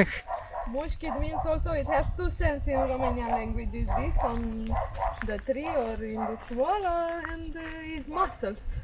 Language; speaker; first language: English; non-native, learner; Romanian